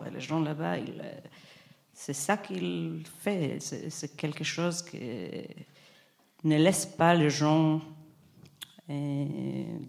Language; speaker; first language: French; non-native, fluent; Hebrew